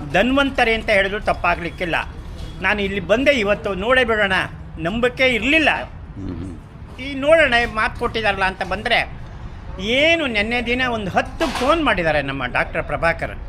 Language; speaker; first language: Kannada; native; Kannada